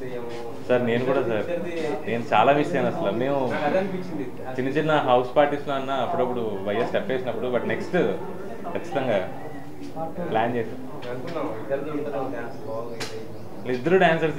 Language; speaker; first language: Telugu; native; Telugu